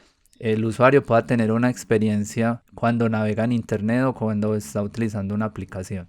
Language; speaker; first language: Spanish; native; Spanish